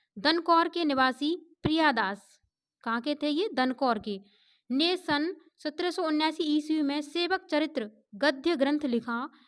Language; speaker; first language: Hindi; native; Hindi